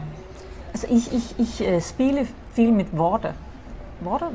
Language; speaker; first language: German; non-native, fluent; Danish